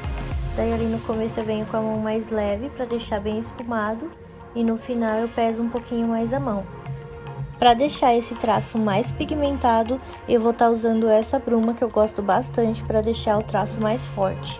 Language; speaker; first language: Portuguese; native; Portuguese